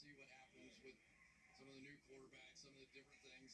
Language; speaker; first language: English; native; English